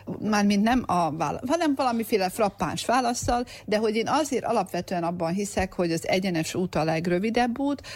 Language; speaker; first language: Hungarian; native; Hungarian